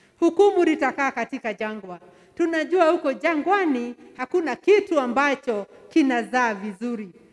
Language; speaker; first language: Swahili; non-native, local second language; Kikuyu